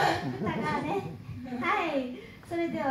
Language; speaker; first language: Japanese; native; Japanese